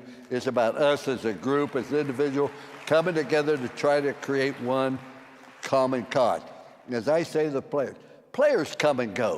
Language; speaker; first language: English; native; English